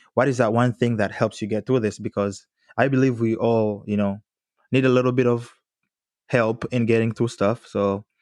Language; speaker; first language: English; non-native, local second language; Swahili